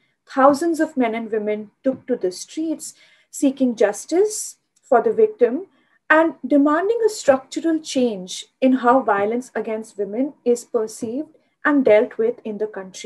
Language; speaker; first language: English; non-native, local second language; Hindi